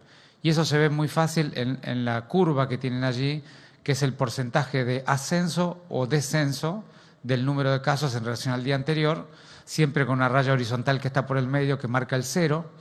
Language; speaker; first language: Spanish; native; Spanish